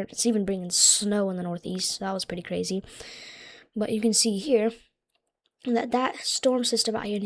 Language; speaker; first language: English; native; English